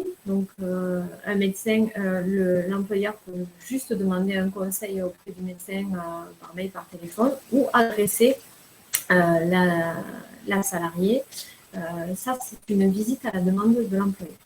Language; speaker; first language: French; native; French